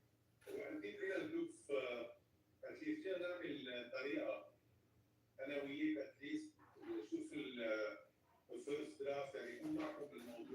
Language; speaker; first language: Arabic; native; Arabic